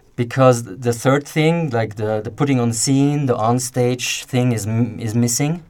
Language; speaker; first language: English; non-native, fluent; German